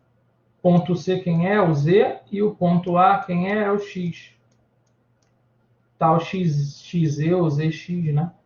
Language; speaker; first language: Portuguese; native; Portuguese